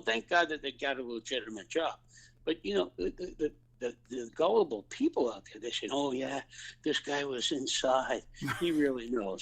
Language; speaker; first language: English; native; English